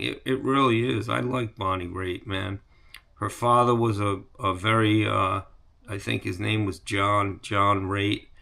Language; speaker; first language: English; native; English